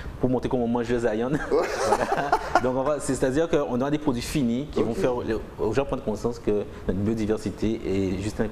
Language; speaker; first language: French; native; French